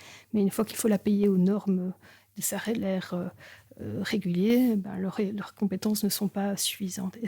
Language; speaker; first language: French; native; French